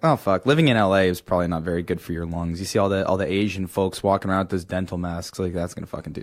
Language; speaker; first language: English; native; English